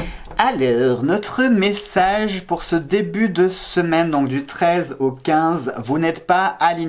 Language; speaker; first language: French; native; French